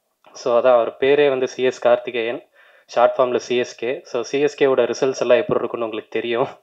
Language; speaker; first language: Tamil; native; Tamil